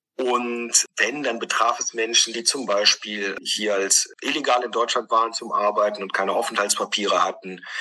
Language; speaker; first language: German; early bilingual, other home language; Greek